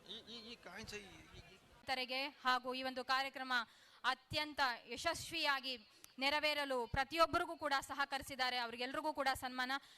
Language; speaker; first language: Kannada; non-native, local second language; Lambadi